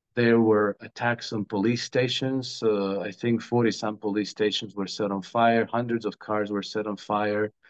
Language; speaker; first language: English; non-native, fluent; Croatian